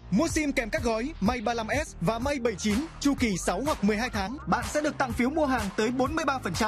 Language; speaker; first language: Vietnamese; native; Vietnamese